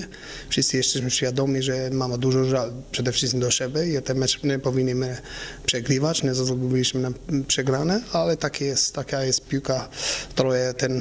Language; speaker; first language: Polish; non-native, learner; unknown